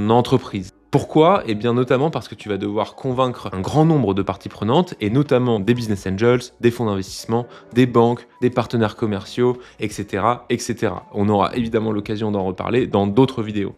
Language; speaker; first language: French; native; French